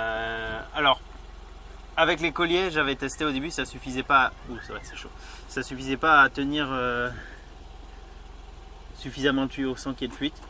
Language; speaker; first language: French; native; French